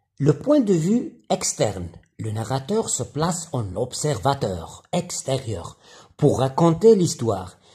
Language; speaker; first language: French; non-native, local second language; Arabic